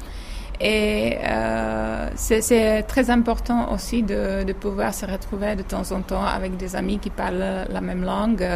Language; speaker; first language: French; non-native, fluent; Czech